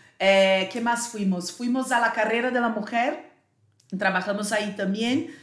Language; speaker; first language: Spanish; non-native, fluent; Portuguese